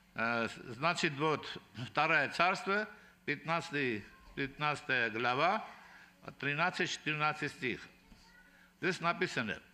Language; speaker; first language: Russian; non-native, local second language; Armenian